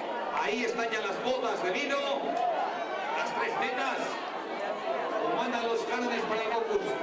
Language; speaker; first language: Spanish; native; Spanish